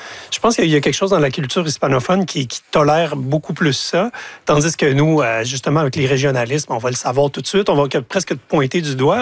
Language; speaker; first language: French; native; French